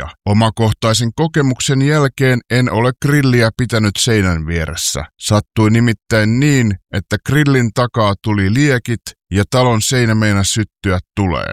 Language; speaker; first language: Finnish; native; Finnish